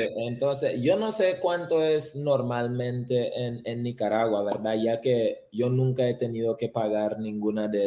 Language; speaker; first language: Spanish; early bilingual, heritage; Spanish